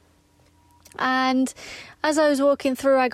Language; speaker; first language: English; native; English